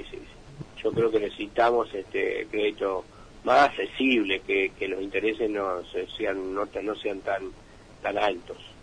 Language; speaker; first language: Spanish; native; Spanish